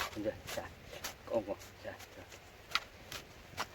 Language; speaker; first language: Korean; native; Korean